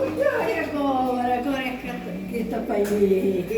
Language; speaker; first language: Portuguese; non-native, learner; Thai